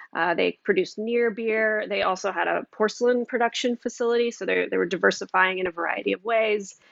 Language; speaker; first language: English; native; English